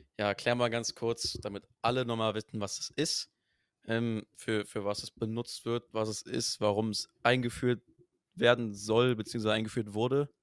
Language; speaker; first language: German; native; German